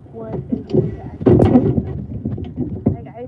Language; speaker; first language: English; native; English